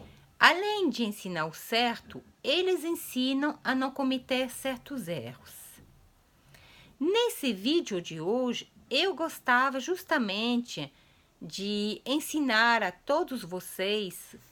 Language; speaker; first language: Portuguese; non-native, fluent; French